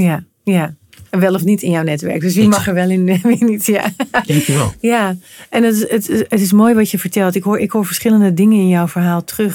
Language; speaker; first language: Dutch; native; Dutch